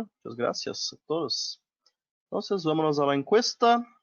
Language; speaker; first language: Spanish; non-native, local second language; Portuguese